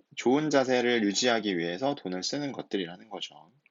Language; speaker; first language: Korean; native; Korean